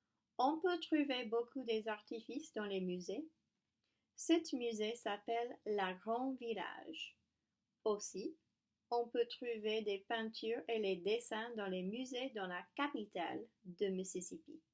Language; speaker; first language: French; non-native, learner; English